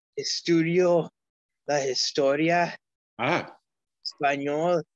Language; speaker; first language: Spanish; non-native, learner; English